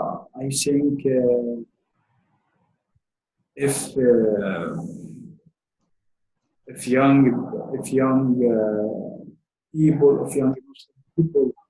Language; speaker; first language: English; non-native, learner; Arabic